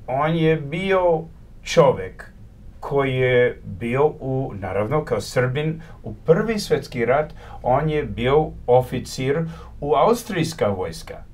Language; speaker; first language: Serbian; early bilingual, heritage; Croatian